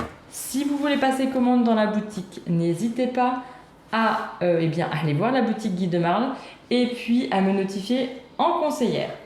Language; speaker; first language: French; native; French